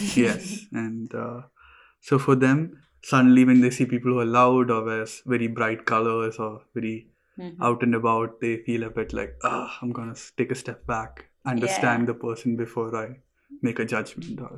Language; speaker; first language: English; non-native, local second language; Malayalam